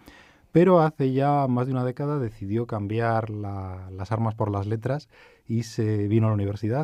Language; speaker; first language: Spanish; native; Spanish